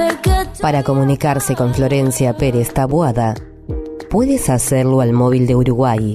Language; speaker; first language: Spanish; native; Spanish